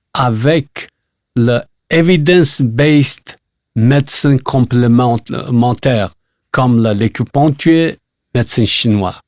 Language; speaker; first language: French; non-native, learner; Chinese